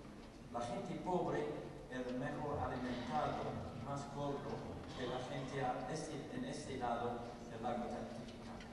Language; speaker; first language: Spanish; non-native, fluent; English